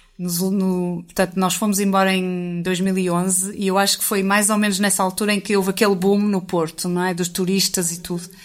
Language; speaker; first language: Portuguese; native; Portuguese